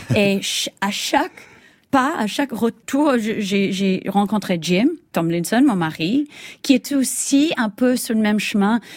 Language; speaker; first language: French; non-native, fluent; English